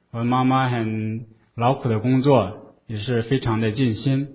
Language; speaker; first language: Chinese; native; Chinese